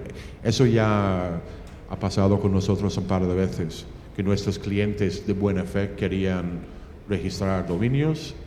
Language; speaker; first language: Spanish; non-native, fluent; English